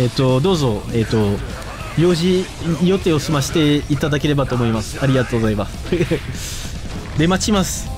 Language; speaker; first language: Japanese; non-native, fluent; French